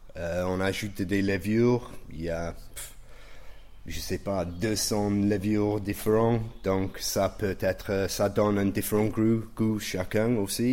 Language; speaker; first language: French; non-native, fluent; English